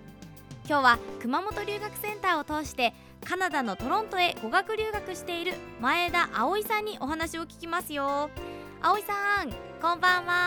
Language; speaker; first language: Japanese; native; Japanese